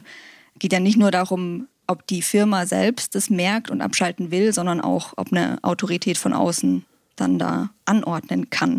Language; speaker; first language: German; native; German